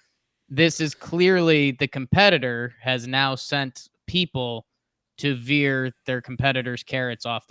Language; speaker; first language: English; native; English